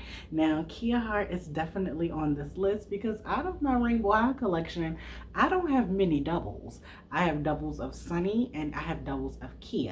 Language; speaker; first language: English; native; English